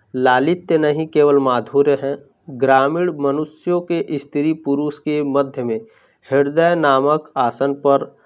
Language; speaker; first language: Hindi; native; Hindi